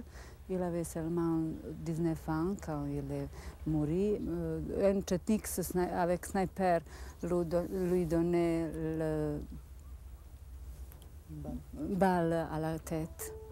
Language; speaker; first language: French; non-native, learner; Bosnian